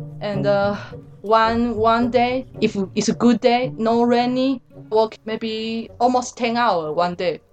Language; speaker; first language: English; non-native, learner; Chinese